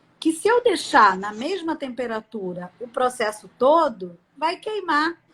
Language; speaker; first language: Portuguese; native; Portuguese